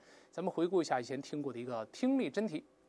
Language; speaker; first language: Chinese; native; Chinese